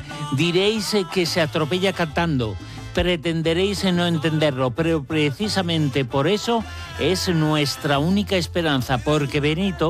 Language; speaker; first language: Spanish; native; Spanish